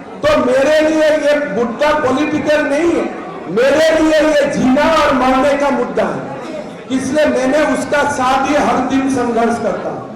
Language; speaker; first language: Hindi; non-native, local second language; Assamese